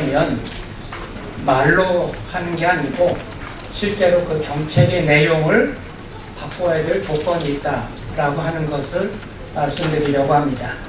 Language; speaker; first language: Korean; native; Korean